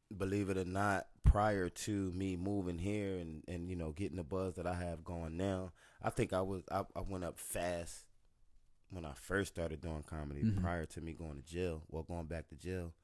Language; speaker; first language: English; native; English